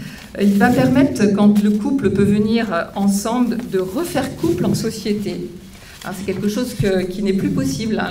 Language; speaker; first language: French; native; French